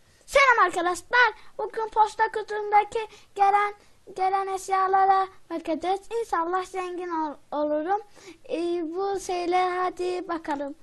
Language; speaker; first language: Turkish; native; Turkish